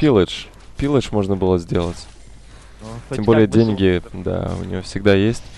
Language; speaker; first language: Russian; native; Russian